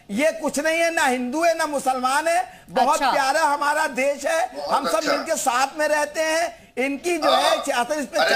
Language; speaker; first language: Hindi; native; Hindi